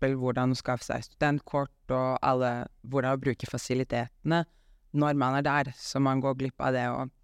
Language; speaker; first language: Norwegian; non-native, fluent; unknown